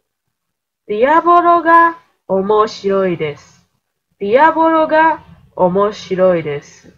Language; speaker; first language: Japanese; non-native, fluent; Chinese